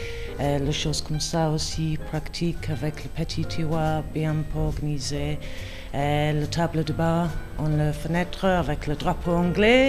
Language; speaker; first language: French; non-native, learner; English